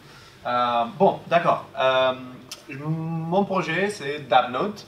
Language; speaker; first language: French; non-native, fluent; Spanish